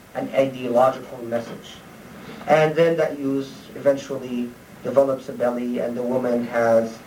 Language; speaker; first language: English; non-native, fluent; Arabic